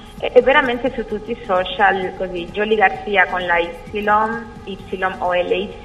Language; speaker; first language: Italian; non-native, fluent; Spanish